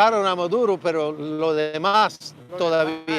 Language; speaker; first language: Spanish; non-native, learner; English